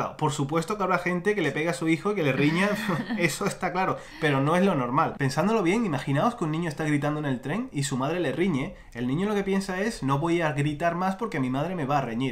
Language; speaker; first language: Spanish; native; Spanish